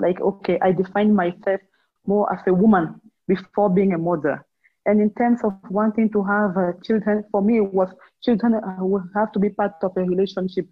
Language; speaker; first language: English; non-native, local second language; French